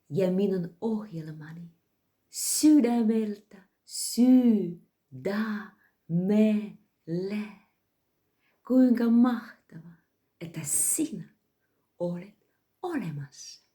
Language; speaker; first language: Finnish; non-native, fluent; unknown